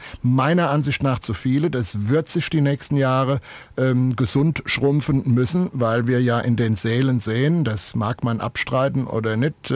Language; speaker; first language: German; native; German